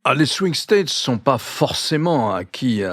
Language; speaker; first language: French; native; French